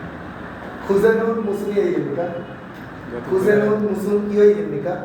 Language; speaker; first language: Korean; non-native, learner; Bangla